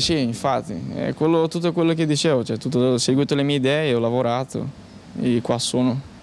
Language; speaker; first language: Italian; non-native, fluent; Portuguese